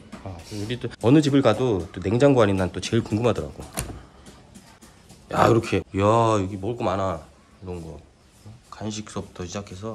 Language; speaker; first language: Korean; native; Korean